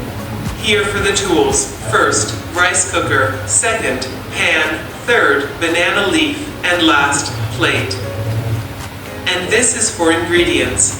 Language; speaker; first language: English; non-native, learner; Indonesian